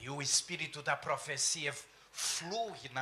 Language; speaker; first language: Portuguese; non-native, fluent; English